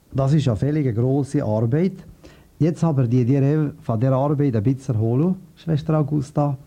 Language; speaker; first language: German; native; German